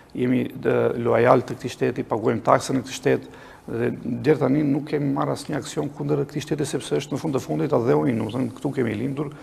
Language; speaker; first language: Albanian; non-native, local second language; Macedonian